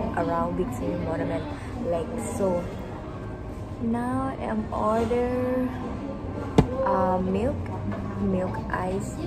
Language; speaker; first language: English; non-native, learner; Thai